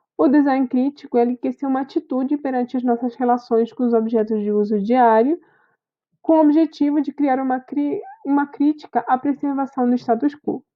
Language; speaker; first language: Portuguese; non-native, fluent; Spanish